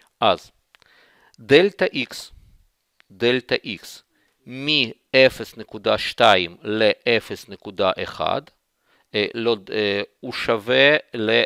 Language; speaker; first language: Hebrew; non-native, fluent; Russian